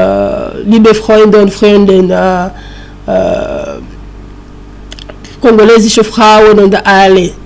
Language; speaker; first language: German; non-native, learner; French